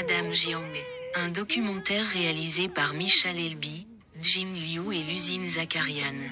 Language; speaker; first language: French; native; French